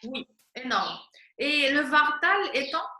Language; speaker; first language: French; non-native, local second language; Arabic